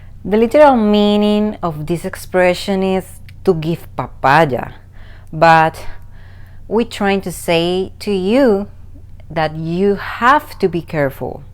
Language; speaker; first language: English; non-native, fluent; Spanish